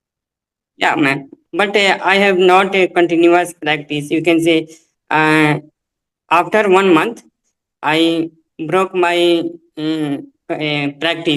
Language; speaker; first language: English; non-native, learner; Hindi